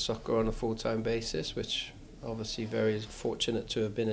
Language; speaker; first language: English; native; English